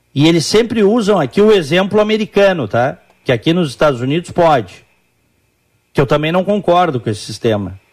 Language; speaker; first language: Portuguese; native; Portuguese